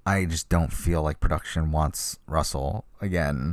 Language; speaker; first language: English; native; English